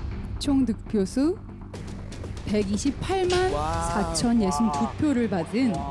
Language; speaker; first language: Korean; native; Korean